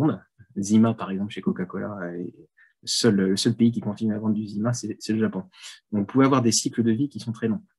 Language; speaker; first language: French; native; French